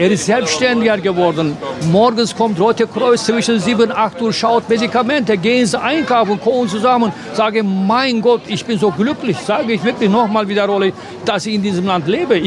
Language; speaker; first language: German; non-native, fluent; Turkish